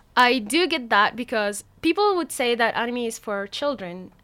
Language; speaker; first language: English; non-native, fluent; Arabic